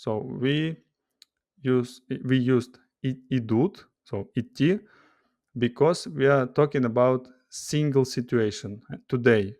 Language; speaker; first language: English; non-native, fluent; Russian